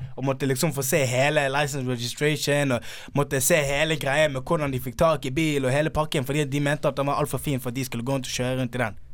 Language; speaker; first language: Norwegian; early bilingual, other home language; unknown